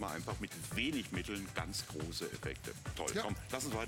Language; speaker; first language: German; native; German